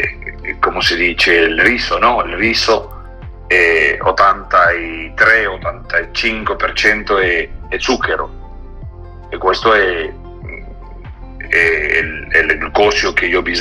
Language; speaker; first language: Italian; non-native, learner; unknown